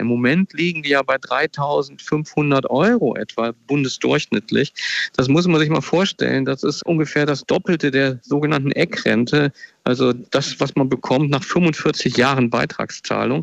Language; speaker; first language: German; native; German